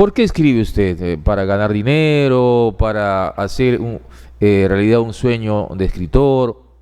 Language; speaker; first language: Spanish; native; Spanish